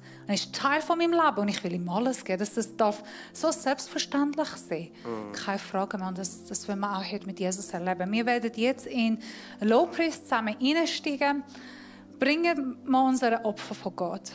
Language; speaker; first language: German; non-native, fluent; Persian